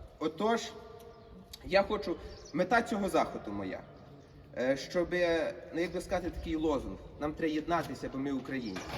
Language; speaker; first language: Ukrainian; native; Ukrainian